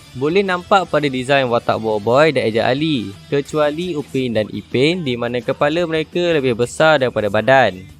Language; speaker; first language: Malay; native; Malay